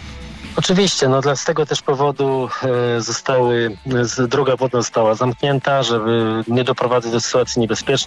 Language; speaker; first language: Polish; native; Polish